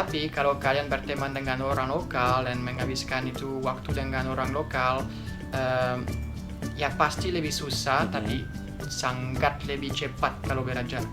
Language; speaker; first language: Indonesian; non-native, fluent; French